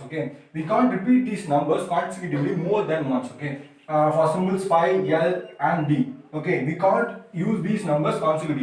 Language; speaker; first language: English; non-native, local second language; Tamil